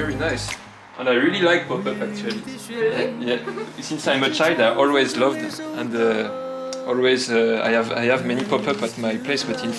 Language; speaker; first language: English; non-native, fluent; French